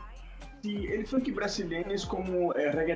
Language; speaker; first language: Spanish; non-native, fluent; Portuguese